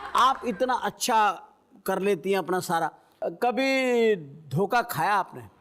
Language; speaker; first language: Hindi; native; Hindi